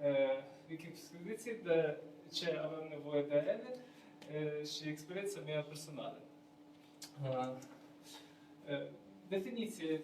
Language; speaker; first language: Romanian; non-native, learner; Ukrainian